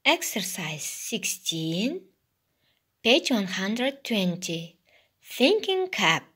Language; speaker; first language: English; non-native, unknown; Kazakh